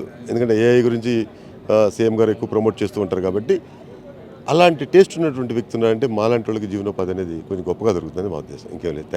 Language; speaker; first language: Telugu; native; Telugu